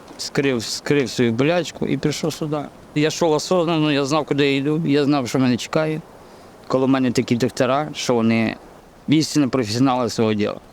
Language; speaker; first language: Ukrainian; native; Ukrainian